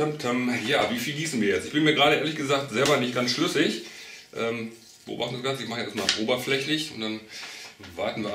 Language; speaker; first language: German; native; German